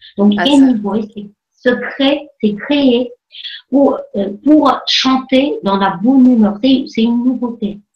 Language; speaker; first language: French; non-native, fluent; Armenian